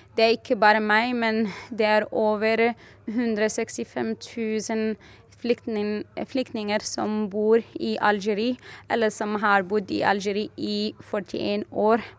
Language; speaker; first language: Norwegian; non-native, fluent; Arabic